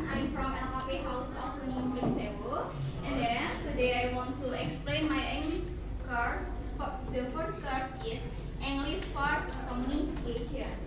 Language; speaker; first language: English; non-native, learner; Indonesian